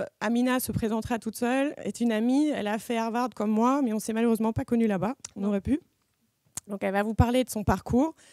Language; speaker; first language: French; early bilingual, other home language; German